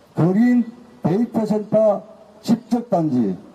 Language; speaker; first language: Korean; native; Korean